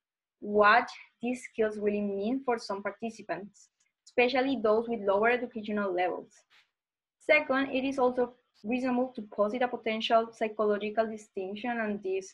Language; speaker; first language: English; non-native, fluent; Spanish